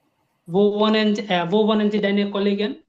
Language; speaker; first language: German; non-native, learner; Bangla